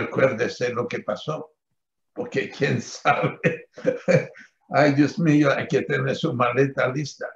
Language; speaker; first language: Spanish; non-native, fluent; French